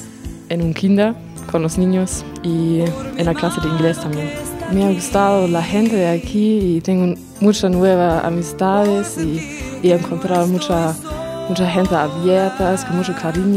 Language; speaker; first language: Spanish; non-native, fluent; German